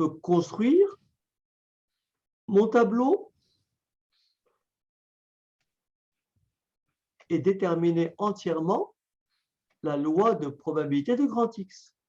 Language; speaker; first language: French; native; French